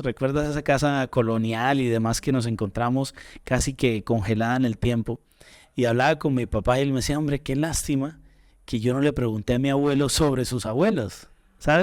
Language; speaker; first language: Spanish; native; Spanish